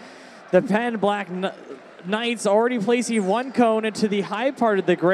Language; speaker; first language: English; native; English